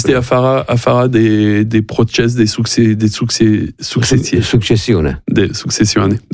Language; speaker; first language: Romanian; non-native, learner; French